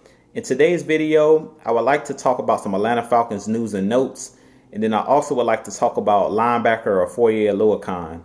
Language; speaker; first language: English; native; English